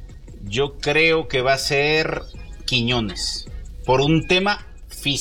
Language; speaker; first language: Spanish; native; Spanish